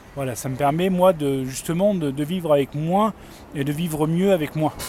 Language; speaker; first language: French; native; French